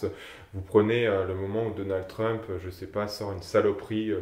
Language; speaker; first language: French; native; French